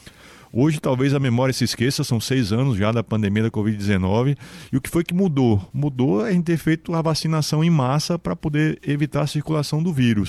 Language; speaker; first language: Portuguese; native; Portuguese